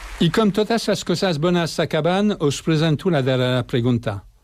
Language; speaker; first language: Catalan; non-native, learner; French